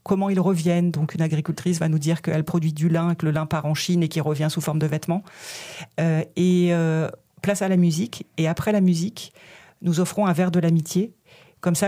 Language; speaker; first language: French; native; French